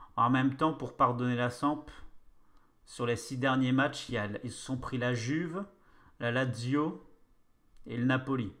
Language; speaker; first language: French; native; French